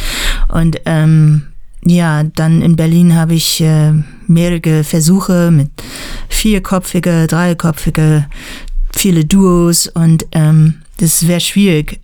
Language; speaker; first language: German; non-native, learner; English